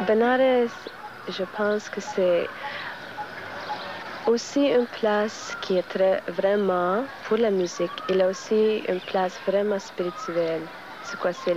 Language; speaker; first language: French; non-native, learner; English